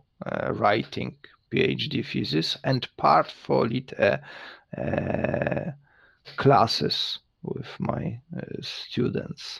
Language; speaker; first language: English; non-native, learner; Polish